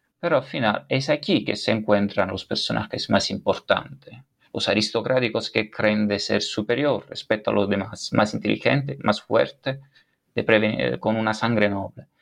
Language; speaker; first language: Spanish; non-native, fluent; Italian